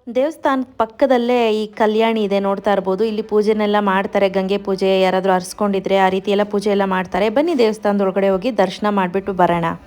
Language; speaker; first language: Kannada; native; Kannada